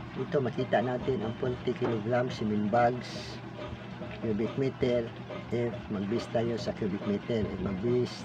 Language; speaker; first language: Filipino; non-native, local second language; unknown